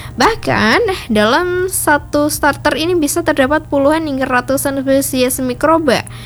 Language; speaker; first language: Indonesian; native; Indonesian